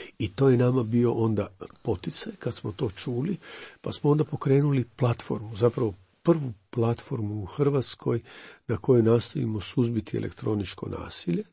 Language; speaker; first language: Croatian; native; Croatian